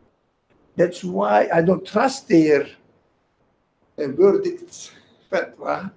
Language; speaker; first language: English; non-native, fluent; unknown